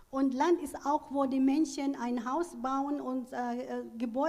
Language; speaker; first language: German; non-native, learner; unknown